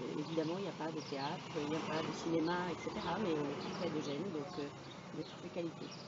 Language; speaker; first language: French; native; French